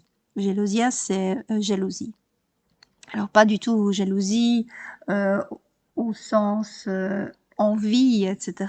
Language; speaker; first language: French; native; French